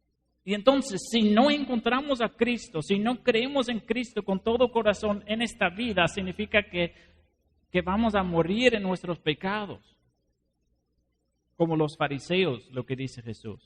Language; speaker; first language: Spanish; non-native, fluent; Dutch